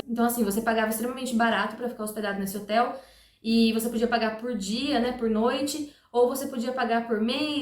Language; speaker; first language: Portuguese; native; Portuguese